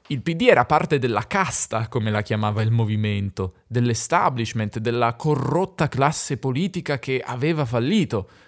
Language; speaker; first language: Italian; native; Italian